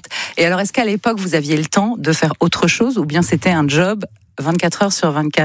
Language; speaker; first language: French; native; French